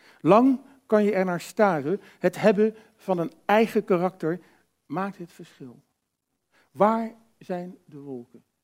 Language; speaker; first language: Dutch; native; Dutch